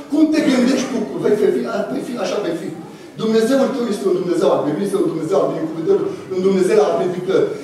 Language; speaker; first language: Romanian; non-native, fluent; Arabic